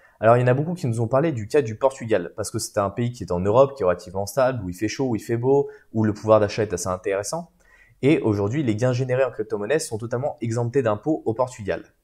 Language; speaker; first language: French; native; French